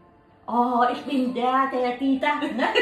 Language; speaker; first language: German; non-native, learner; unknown